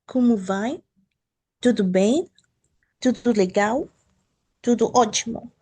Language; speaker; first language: Portuguese; non-native, learner; Spanish